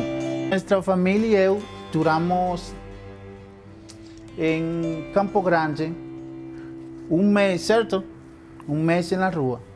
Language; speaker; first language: Portuguese; non-native, fluent; Spanish